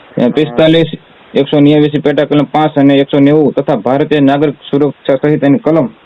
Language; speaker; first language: Gujarati; native; Gujarati